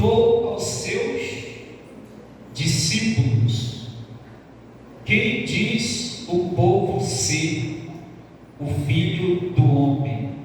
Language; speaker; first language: Portuguese; native; Portuguese